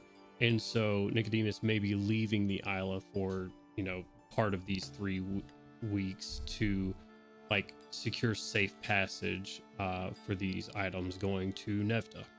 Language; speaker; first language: English; native; English